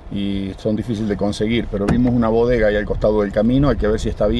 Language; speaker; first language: Spanish; native; Spanish